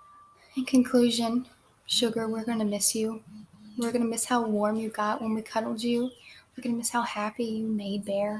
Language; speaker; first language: English; native; English